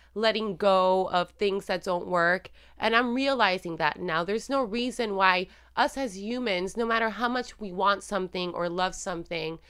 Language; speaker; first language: English; non-native, fluent; Spanish